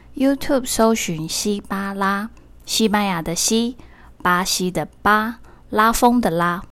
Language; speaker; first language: Chinese; early bilingual, heritage; Chinese